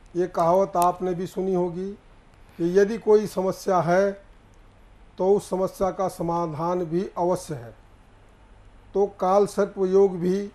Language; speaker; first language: Hindi; native; Hindi